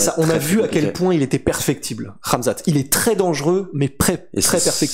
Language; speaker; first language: French; native; French